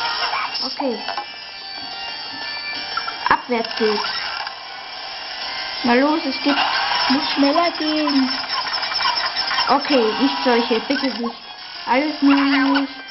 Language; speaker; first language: German; native; German